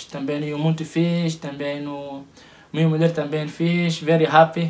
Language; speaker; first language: Portuguese; non-native, learner; Arabic